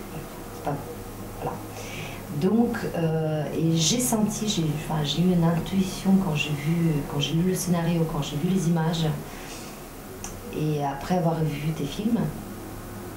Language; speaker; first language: French; native; French